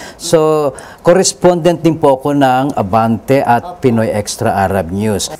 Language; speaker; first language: Filipino; non-native, local second language; Bikol